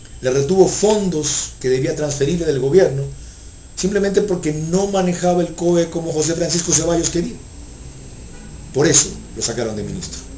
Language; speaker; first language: Spanish; native; Spanish